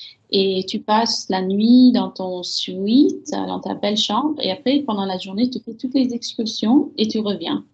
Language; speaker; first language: French; early bilingual, heritage; French